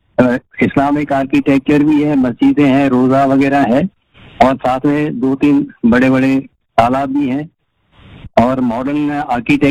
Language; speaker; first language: Hindi; non-native, local second language; Gujarati